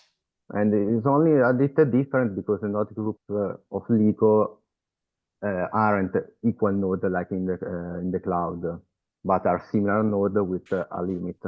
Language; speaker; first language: English; non-native, fluent; Italian